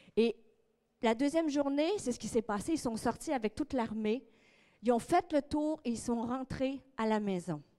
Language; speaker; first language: French; native; French